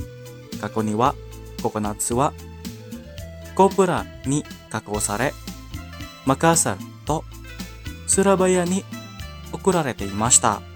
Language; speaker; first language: Japanese; non-native, fluent; Indonesian